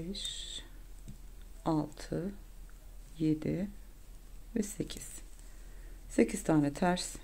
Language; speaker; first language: Turkish; native; Turkish